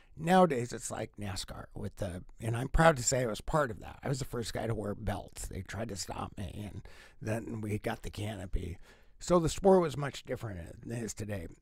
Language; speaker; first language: English; native; English